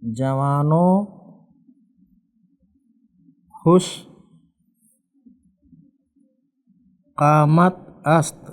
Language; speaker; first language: Persian; non-native, fluent; Urdu